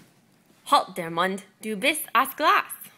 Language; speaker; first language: German; non-native, learner; English